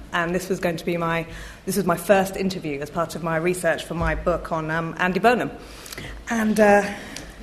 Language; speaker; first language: English; native; English